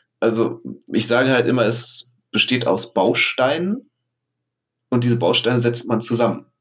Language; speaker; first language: German; native; German